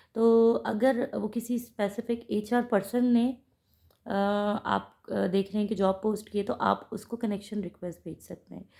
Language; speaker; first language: Urdu; native; Urdu